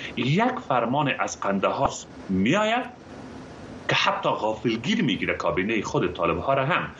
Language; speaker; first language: Persian; native; Persian